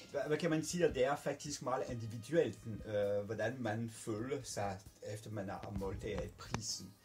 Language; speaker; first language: Danish; non-native, fluent; French